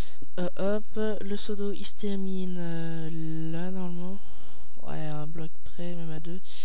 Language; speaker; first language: French; native; French